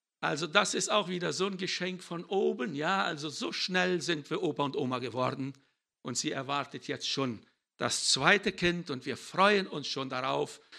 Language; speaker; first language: German; early bilingual, heritage; German